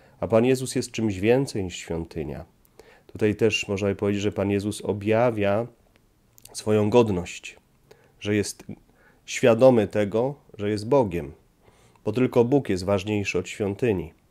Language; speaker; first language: Polish; native; Polish